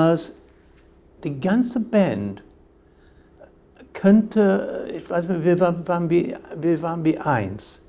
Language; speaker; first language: German; non-native, fluent; English